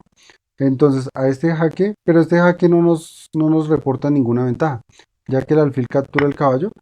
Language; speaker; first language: Spanish; native; Spanish